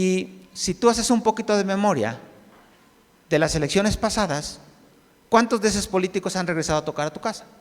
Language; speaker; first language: Spanish; native; Spanish